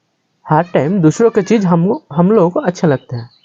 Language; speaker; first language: Hindi; non-native, local second language; Bangla